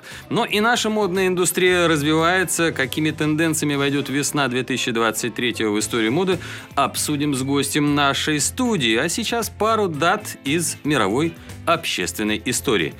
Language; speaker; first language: Russian; native; Russian